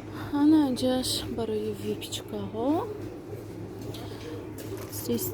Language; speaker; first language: Russian; non-native, local second language; Tajik